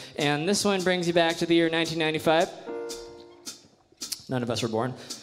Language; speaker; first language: English; native; English